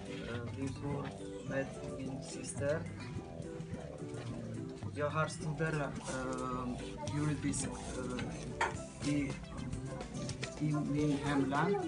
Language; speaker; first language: Swedish; non-native, learner; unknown